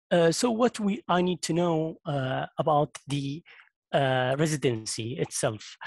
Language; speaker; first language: English; non-native, fluent; Arabic